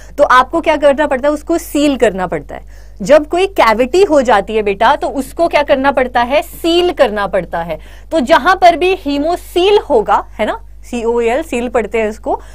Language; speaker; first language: Hindi; native; Hindi